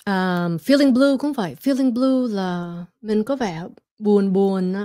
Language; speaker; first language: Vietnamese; early bilingual, heritage; Vietnamese